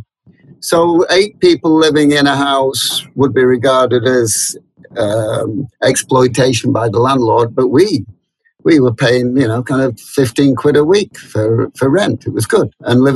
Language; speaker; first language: English; native; English